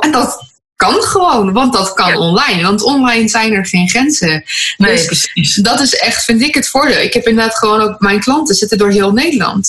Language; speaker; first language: Dutch; native; Dutch